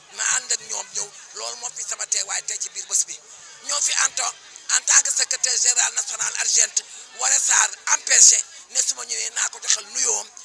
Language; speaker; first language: Wolof; non-native, local second language; Fula